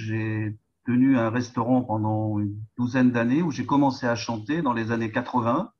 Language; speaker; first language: French; native; French